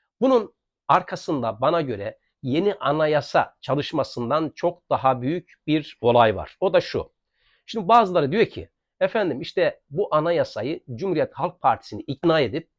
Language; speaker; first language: Turkish; native; Turkish